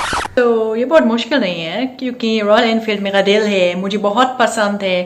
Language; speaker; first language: Hindi; non-native, learner; English